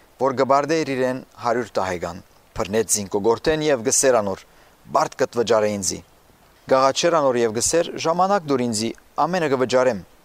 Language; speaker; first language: Armenian; early bilingual, heritage; Armenian